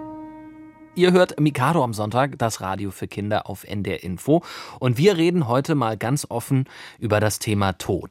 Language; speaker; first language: German; native; German